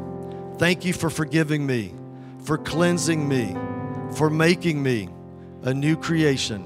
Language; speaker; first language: English; native; English